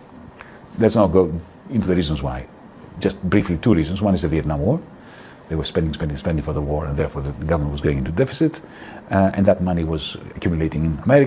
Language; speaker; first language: English; non-native, fluent; Greek